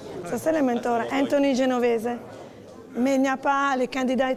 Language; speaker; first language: French; non-native, fluent; Italian